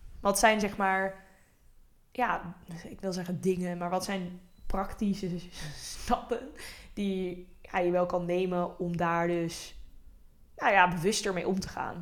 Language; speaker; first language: Dutch; native; Dutch